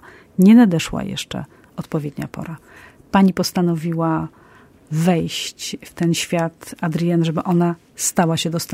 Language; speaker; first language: Polish; native; Polish